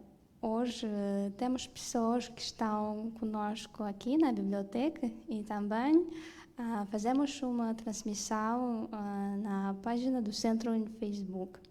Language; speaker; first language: Portuguese; non-native, fluent; Russian